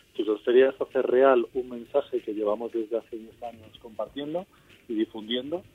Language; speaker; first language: Spanish; native; Spanish